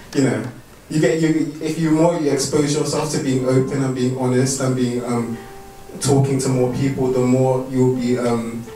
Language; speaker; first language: English; non-native, fluent; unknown